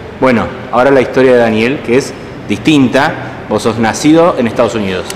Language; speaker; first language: Spanish; native; Spanish